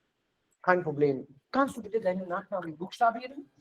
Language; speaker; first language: German; non-native, fluent; Hindi